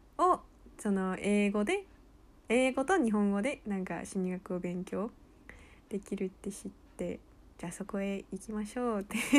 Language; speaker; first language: Japanese; early bilingual, heritage; Japanese